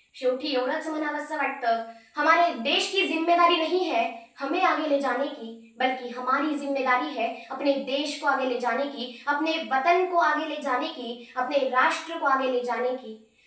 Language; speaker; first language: Hindi; non-native, local second language; Marathi